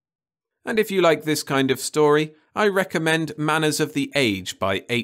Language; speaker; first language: English; native; English